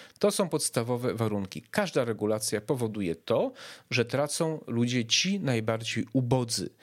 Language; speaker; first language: Polish; native; Polish